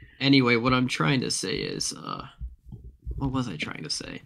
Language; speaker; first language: English; native; English